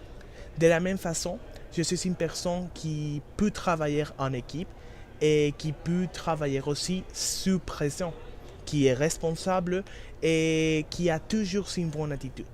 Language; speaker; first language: French; non-native, learner; Spanish